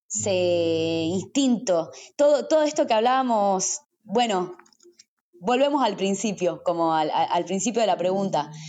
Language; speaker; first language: Spanish; native; Spanish